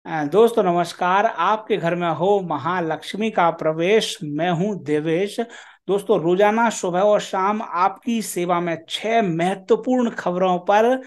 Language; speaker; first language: Hindi; native; Hindi